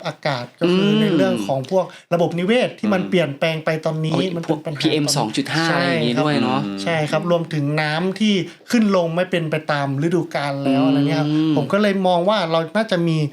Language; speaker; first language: Thai; native; Thai